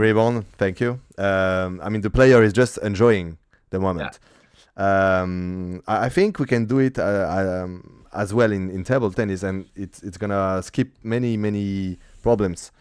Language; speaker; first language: English; non-native, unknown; French